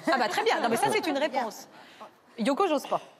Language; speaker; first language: French; native; French